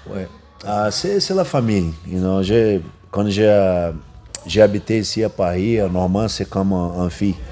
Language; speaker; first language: French; non-native, learner; Portuguese